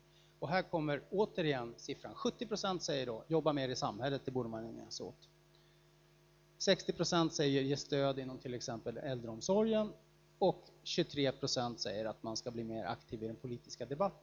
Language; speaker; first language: Swedish; native; Swedish